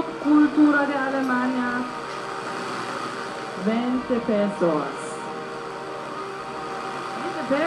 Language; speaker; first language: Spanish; non-native, learner; German